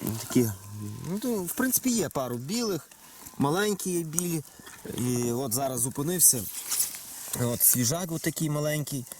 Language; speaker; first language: Ukrainian; native; Ukrainian